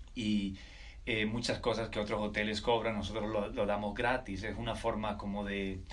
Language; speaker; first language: Spanish; native; Spanish